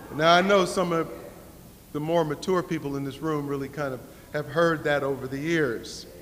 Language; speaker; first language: English; native; English